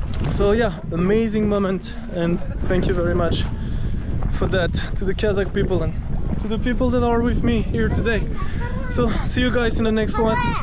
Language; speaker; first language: English; non-native, fluent; French